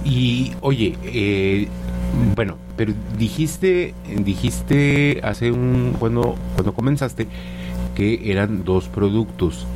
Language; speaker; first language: Spanish; native; Spanish